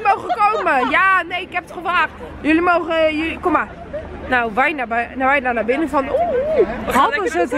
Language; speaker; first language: Dutch; native; Dutch